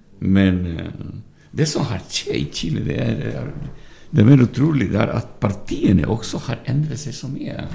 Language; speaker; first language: Norwegian; non-native, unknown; Spanish